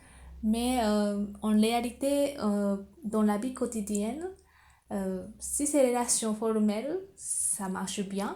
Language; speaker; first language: French; non-native, fluent; Japanese